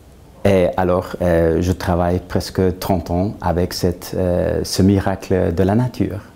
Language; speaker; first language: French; non-native, fluent; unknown